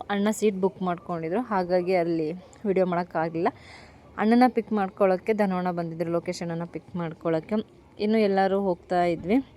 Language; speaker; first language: Kannada; non-native, local second language; Lambadi